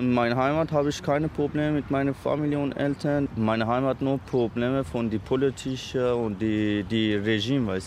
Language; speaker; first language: German; non-native, learner; Azerbaijani